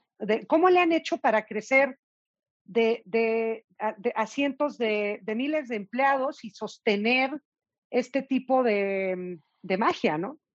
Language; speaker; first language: Spanish; native; Spanish